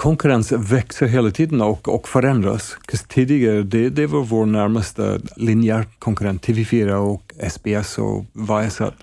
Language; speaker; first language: Swedish; non-native, fluent; English